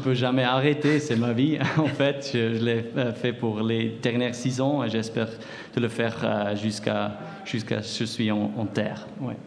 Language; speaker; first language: French; non-native, fluent; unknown